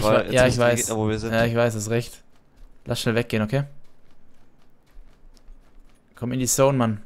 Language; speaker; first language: German; native; German